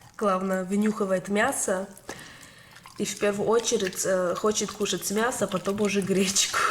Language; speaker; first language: Russian; native; Russian